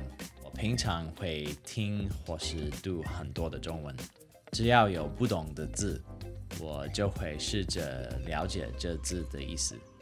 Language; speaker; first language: Chinese; non-native, fluent; English